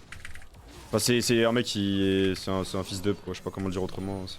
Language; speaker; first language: French; native; French